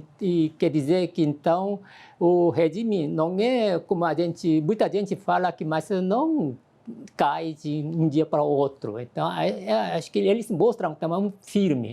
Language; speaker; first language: Portuguese; non-native, learner; Korean